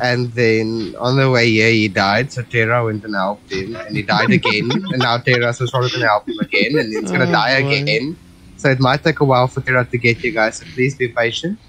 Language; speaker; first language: English; non-native, local second language; Afrikaans